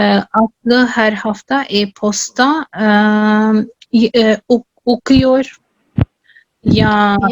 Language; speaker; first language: Turkish; non-native, learner; Urdu